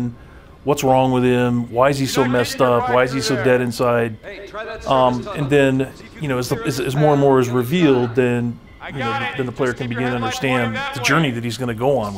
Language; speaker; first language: English; native; English